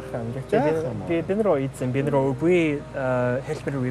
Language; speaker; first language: Mongolian; non-native, learner; English